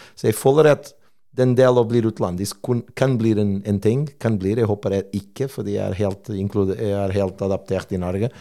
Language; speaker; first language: Norwegian; non-native, fluent; Portuguese